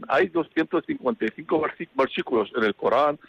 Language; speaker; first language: Spanish; non-native, fluent; Arabic